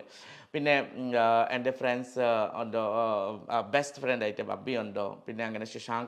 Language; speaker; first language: Malayalam; non-native, learner; Assamese